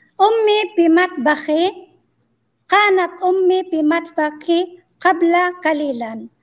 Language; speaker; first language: Arabic; non-native, learner; Filipino